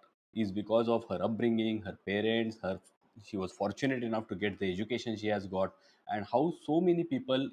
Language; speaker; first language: English; non-native, local second language; Marathi